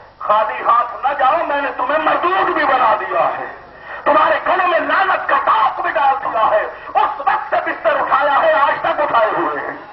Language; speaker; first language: Urdu; non-native, local second language; Sindhi